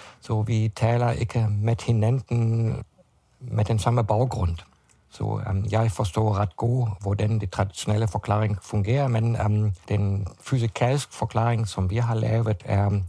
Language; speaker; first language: Danish; non-native, fluent; German